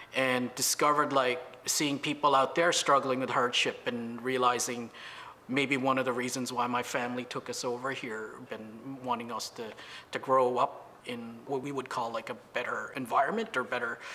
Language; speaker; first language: English; native; English